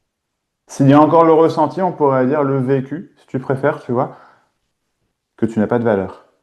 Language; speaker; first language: French; native; French